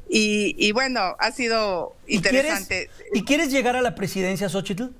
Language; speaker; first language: Spanish; native; Spanish